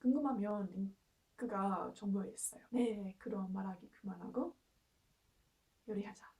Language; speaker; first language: Korean; non-native, learner; English